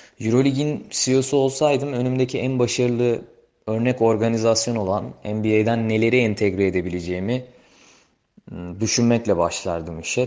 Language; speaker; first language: Turkish; native; Turkish